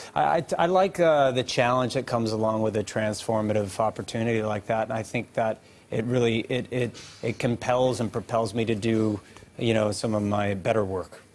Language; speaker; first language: English; native; English